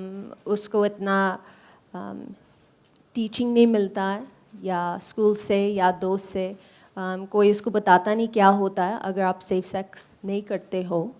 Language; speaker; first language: Hindi; early bilingual, heritage; Punjabi